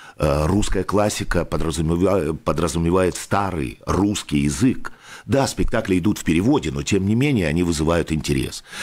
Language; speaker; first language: Russian; native; Russian